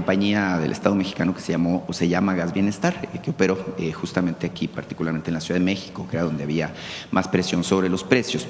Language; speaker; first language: Spanish; native; Spanish